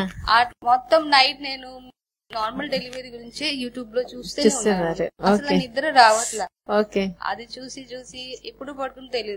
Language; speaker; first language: Telugu; non-native, learner; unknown